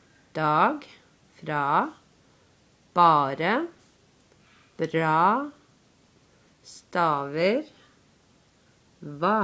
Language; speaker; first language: Norwegian; non-native, learner; English